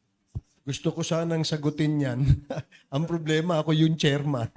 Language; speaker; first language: Filipino; native; Filipino